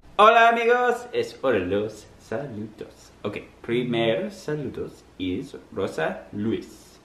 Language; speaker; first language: Spanish; non-native, learner; English